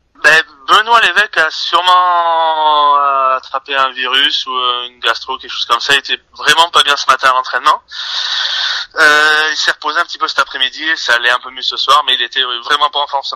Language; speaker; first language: French; native; French